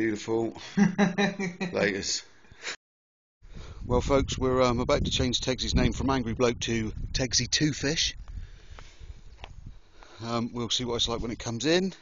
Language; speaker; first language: English; native; English